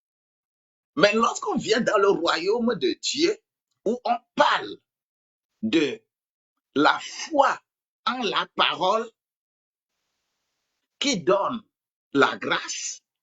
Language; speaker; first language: French; non-native, local second language; Ewe